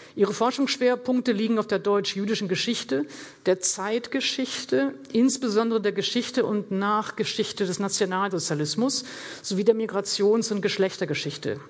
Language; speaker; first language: German; native; German